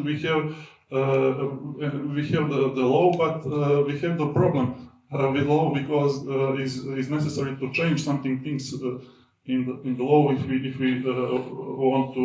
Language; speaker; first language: English; non-native, learner; Serbian